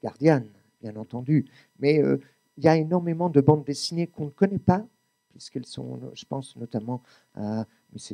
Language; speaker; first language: French; native; French